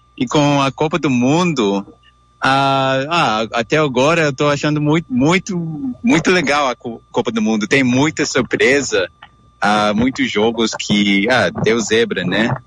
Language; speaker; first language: Portuguese; non-native, fluent; English